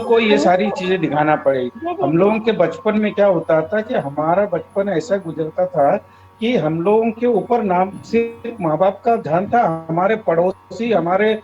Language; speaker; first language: Hindi; native; Hindi